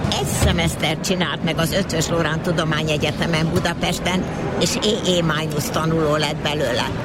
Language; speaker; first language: Hungarian; early bilingual, heritage; Hungarian